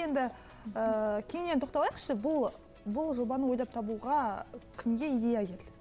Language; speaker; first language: Kazakh; native; Kazakh